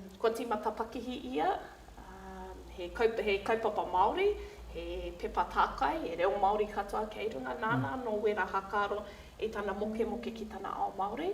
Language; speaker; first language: Māori; native; Māori